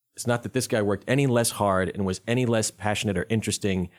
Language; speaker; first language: English; native; English